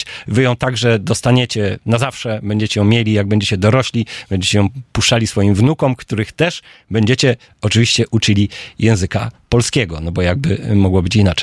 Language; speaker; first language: Polish; native; Polish